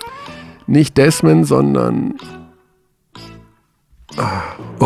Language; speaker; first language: German; native; German